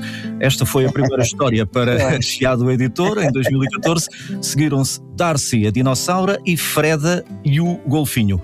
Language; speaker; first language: Portuguese; native; Portuguese